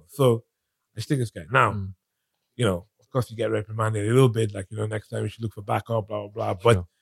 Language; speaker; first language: English; non-native, local second language; Yoruba